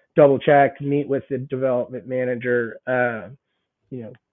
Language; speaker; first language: English; native; English